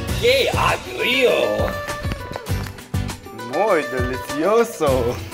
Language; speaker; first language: Spanish; non-native, learner; English